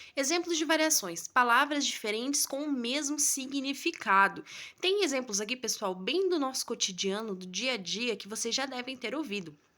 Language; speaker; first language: Portuguese; native; Portuguese